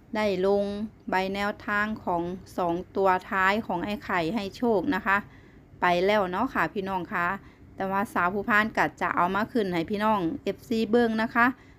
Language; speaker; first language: Thai; non-native, local second language; Northeastern Thai